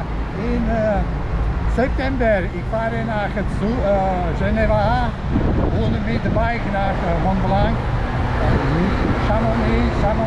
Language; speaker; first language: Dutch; non-native, learner; Slovak